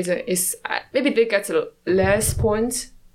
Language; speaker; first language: English; non-native, learner; Chinese